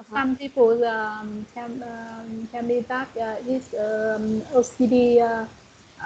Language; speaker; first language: English; non-native, learner; Vietnamese